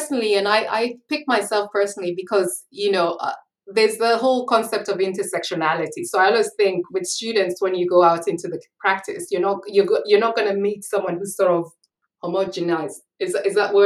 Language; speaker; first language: English; native; English